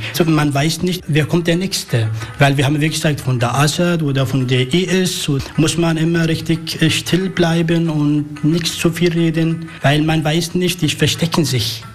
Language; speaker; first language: German; non-native, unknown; Arabic